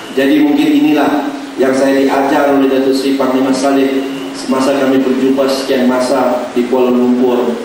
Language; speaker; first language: Malay; native; Malay